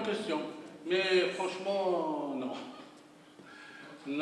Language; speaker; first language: French; non-native, local second language; Arabic